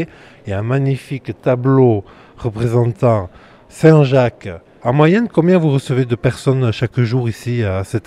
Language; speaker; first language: French; native; French